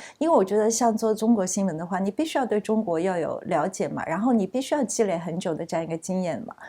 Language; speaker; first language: Chinese; native; Chinese